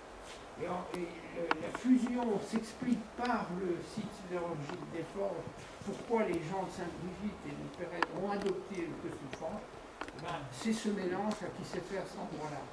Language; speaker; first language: French; native; French